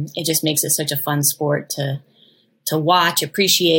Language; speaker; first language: English; native; English